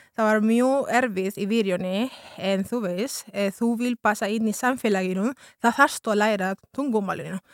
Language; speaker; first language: Icelandic; non-native, fluent; Spanish